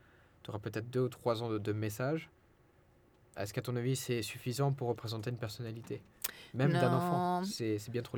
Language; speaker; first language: French; non-native, fluent; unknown